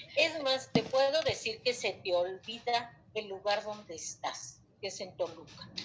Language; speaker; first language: Spanish; native; Spanish